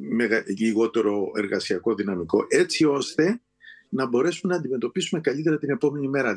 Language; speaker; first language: Greek; native; Greek